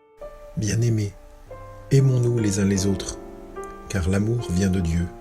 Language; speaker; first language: French; native; French